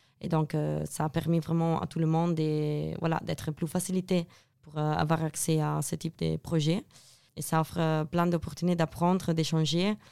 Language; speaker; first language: French; non-native, fluent; Italian